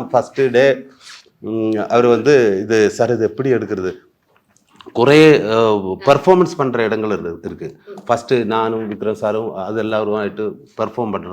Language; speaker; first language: Tamil; non-native, learner; Malayalam